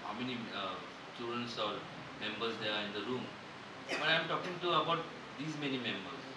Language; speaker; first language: English; non-native, local second language; Marathi